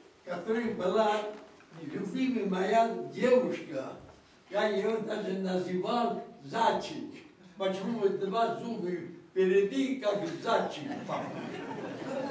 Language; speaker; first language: Russian; non-native, local second language; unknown